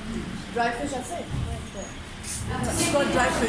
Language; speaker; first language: English; non-native, local second language; Hindi